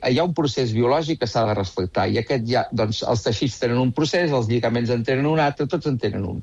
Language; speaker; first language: Catalan; native; Catalan